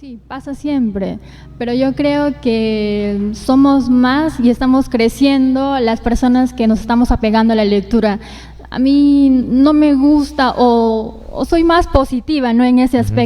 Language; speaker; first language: Spanish; native; Spanish